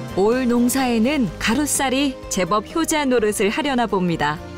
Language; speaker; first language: Korean; native; Korean